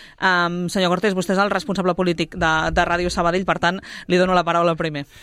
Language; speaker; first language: Catalan; native; Catalan